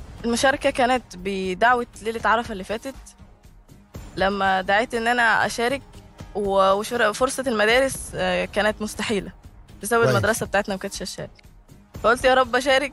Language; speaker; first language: Arabic; native; Arabic